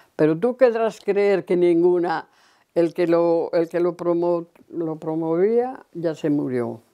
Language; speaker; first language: Spanish; native; Spanish